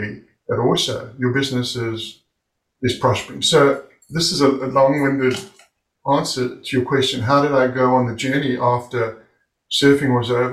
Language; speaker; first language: English; native; English